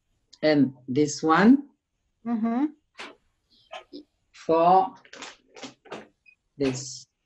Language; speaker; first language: English; non-native, learner; French